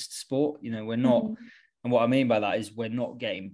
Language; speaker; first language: English; native; English